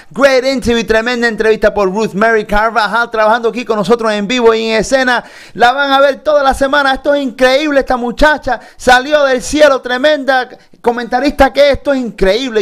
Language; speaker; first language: Spanish; early bilingual, heritage; Spanish